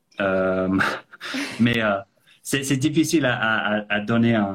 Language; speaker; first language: French; non-native, fluent; English